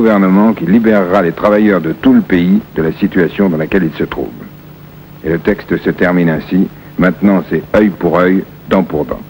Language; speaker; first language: French; native; French